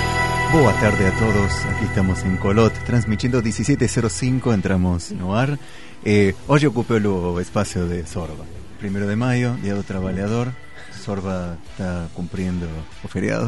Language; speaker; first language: Portuguese; non-native, fluent; Spanish